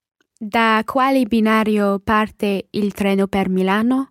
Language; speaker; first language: Italian; non-native, learner; English